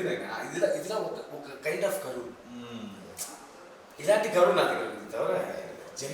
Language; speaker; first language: Telugu; non-native, learner; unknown